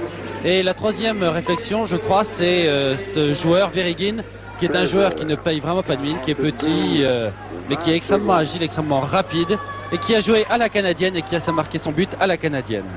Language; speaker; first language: French; native; French